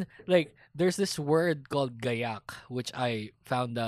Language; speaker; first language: English; non-native, local second language; Filipino